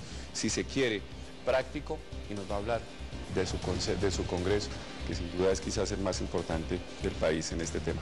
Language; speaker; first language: Spanish; native; Spanish